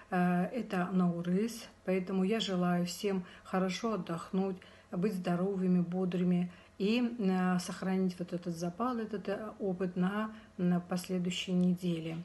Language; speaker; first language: Russian; non-native, local second language; Kazakh